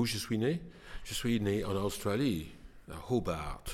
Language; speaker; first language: French; non-native, learner; English